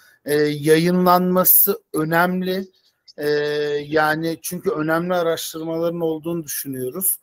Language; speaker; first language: Turkish; native; Turkish